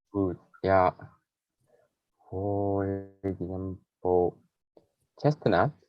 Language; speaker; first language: English; non-native, learner; Japanese